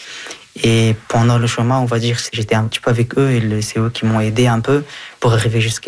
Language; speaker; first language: French; early bilingual, other home language; Persian